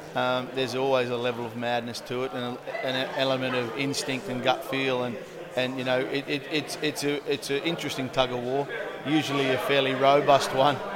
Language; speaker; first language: English; native; English